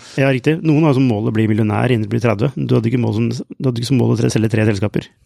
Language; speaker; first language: Norwegian; native; Norwegian